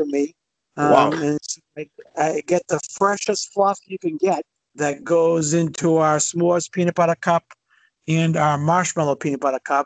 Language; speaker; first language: English; native; English